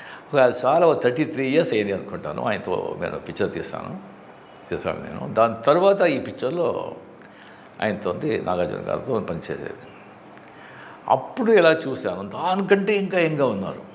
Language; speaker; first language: Telugu; non-native, local second language; Marathi